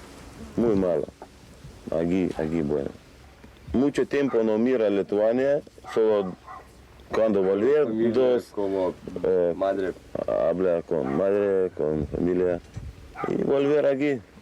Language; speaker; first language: Spanish; non-native, learner; Lithuanian